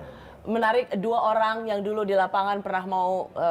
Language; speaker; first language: Indonesian; native; Indonesian